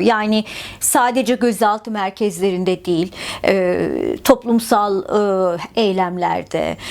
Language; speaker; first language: Turkish; native; Turkish